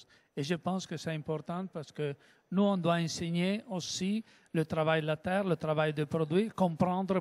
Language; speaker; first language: French; non-native, learner; Italian